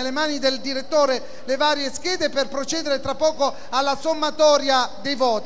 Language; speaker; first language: Italian; native; Italian